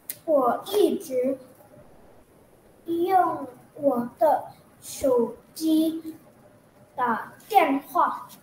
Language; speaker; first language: Chinese; non-native, learner; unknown